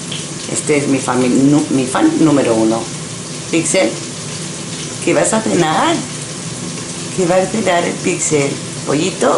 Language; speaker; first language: Spanish; native; Spanish